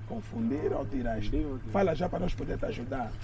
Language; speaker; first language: Portuguese; native; Portuguese